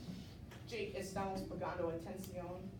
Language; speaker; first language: Spanish; non-native, learner; English